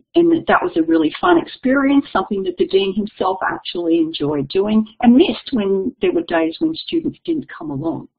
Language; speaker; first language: English; native; English